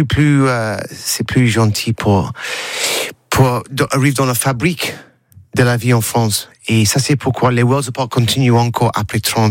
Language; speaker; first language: French; non-native, learner; English